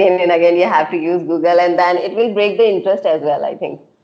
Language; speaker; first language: English; non-native, local second language; Hindi